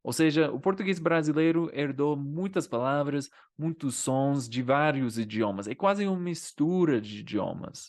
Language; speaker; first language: Portuguese; non-native, fluent; English